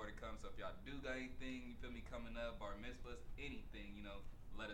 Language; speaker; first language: English; native; English